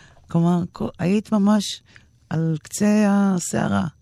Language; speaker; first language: Hebrew; native; Hebrew